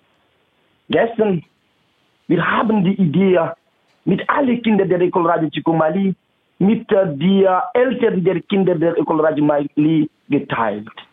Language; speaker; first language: German; non-native, fluent; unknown